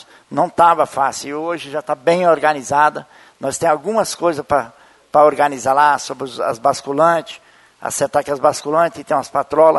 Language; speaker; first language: Portuguese; native; Portuguese